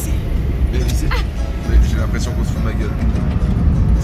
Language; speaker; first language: French; native; French